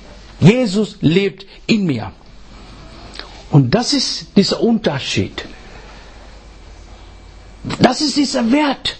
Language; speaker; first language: German; non-native, fluent; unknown